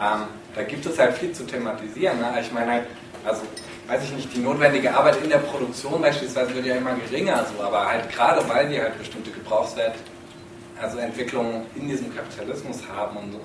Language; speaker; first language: German; native; German